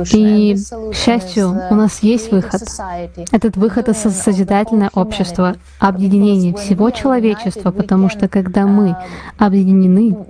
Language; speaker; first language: Russian; non-native, fluent; Hindi